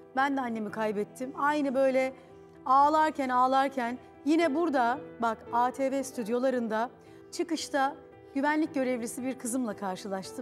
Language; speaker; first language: Turkish; native; Turkish